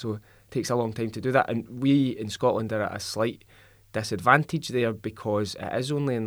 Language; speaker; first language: English; native; English